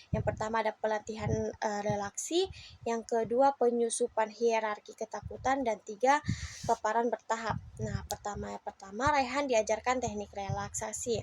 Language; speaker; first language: Indonesian; native; Indonesian